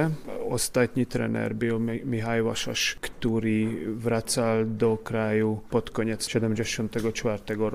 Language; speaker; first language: Polish; non-native, fluent; Hungarian